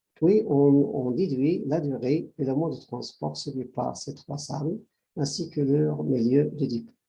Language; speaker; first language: French; non-native, local second language; Arabic